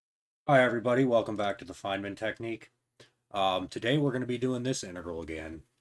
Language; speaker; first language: English; native; English